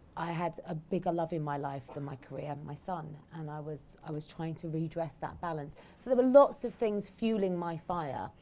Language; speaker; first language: English; native; English